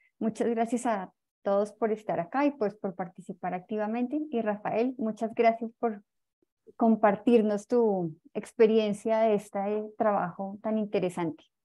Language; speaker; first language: Spanish; native; Spanish